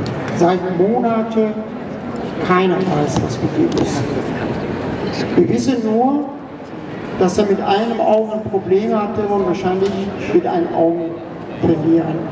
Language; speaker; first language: German; non-native, learner; Persian